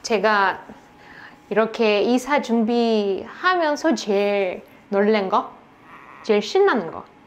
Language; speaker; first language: Korean; non-native, fluent; Russian